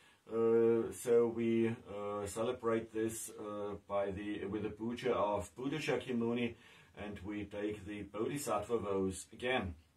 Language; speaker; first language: English; non-native, fluent; German